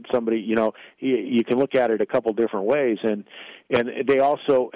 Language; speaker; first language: English; native; English